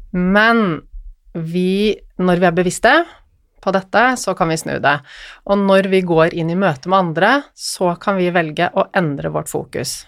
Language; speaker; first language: Norwegian; native; Norwegian